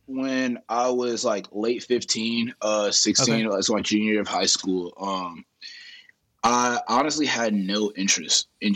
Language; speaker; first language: English; native; English